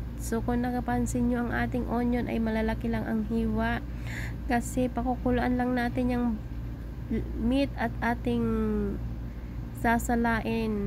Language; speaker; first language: Filipino; native; Filipino